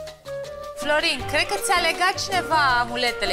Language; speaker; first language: Romanian; native; Romanian